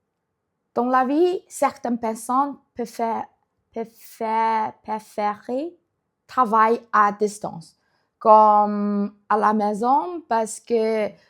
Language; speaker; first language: French; non-native, learner; Chinese